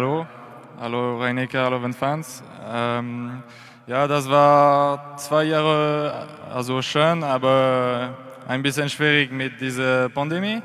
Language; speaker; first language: German; non-native, learner; French